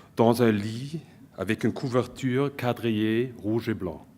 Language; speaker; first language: French; non-native, fluent; German